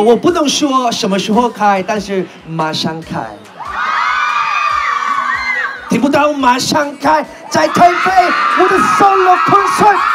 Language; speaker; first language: Chinese; non-native, learner; Korean